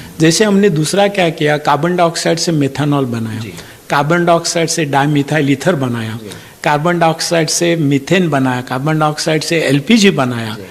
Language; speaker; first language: Hindi; non-native, local second language; Marathi